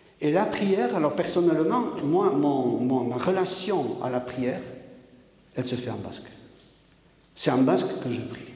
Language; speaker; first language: French; non-native, local second language; Basque